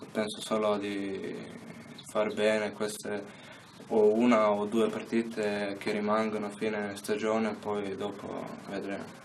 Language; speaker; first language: Italian; non-native, fluent; Slovenian